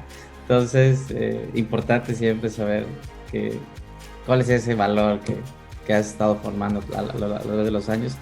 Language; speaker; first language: Spanish; native; Spanish